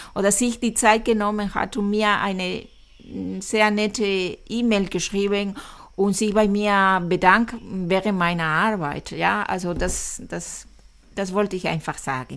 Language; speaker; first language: German; non-native, fluent; Spanish